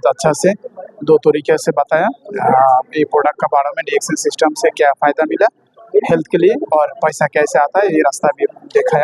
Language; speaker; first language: Hindi; non-native, fluent; Bangla